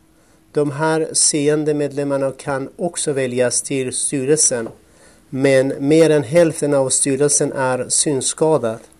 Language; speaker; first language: Swedish; non-native, fluent; Kurdish